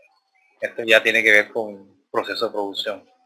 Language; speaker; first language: Spanish; native; Spanish